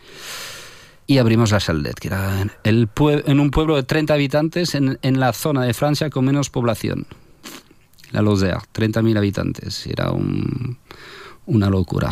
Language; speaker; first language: Spanish; non-native, fluent; French